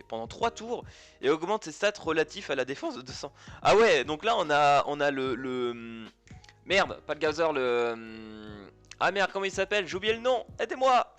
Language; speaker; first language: French; native; French